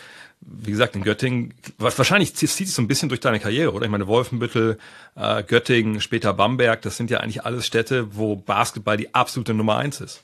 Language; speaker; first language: German; native; German